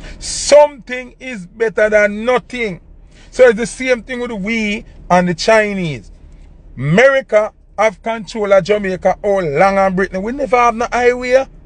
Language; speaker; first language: English; non-native, local second language; Jamaican Creole English